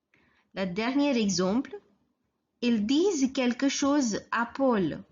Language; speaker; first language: French; non-native, fluent; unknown